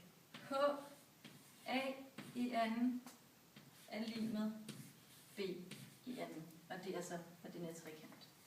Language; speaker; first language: Danish; native; Danish